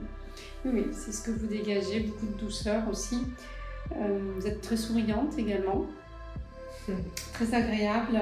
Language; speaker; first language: French; native; French